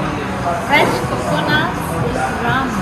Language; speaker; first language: English; non-native, fluent; German